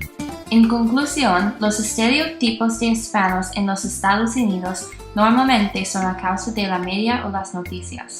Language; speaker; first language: Spanish; non-native, learner; English